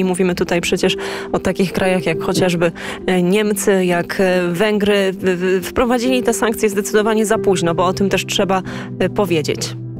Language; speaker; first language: Polish; native; Polish